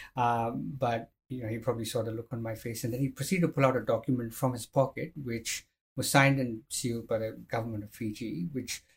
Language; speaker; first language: English; non-native, fluent; Arabic